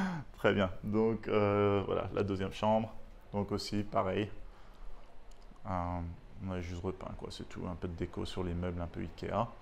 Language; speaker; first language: French; native; French